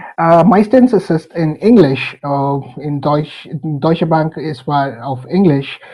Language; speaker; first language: German; non-native, learner; Telugu